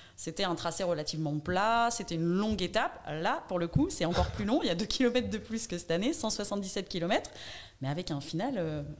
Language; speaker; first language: French; native; French